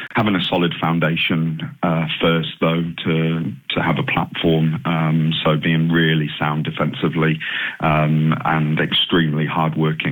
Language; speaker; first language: English; native; English